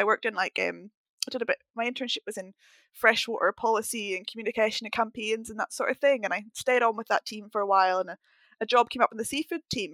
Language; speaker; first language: English; native; English